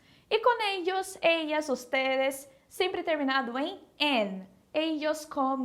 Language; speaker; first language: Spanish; non-native, fluent; Portuguese